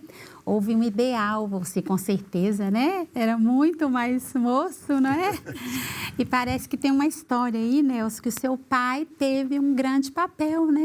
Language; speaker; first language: Portuguese; native; Portuguese